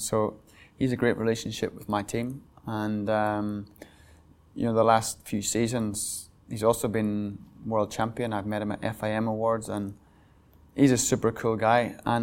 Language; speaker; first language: English; native; English